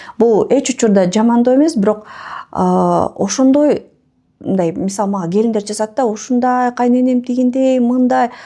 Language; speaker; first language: Kyrgyz; non-native, local second language; Russian